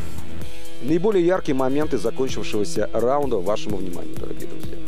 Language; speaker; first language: Russian; native; Russian